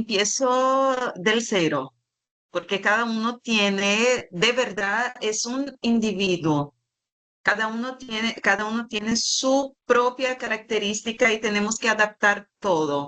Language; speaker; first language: Spanish; non-native, fluent; Portuguese